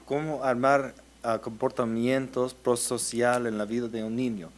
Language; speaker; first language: Spanish; early bilingual, heritage; Spanish